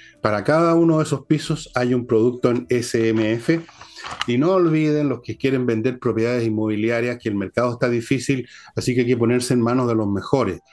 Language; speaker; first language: Spanish; native; Spanish